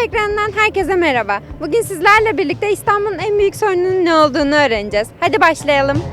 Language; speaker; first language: Turkish; native; Turkish